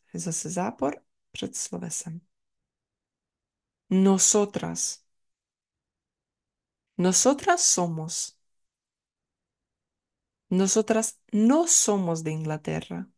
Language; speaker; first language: Spanish; non-native, fluent; Czech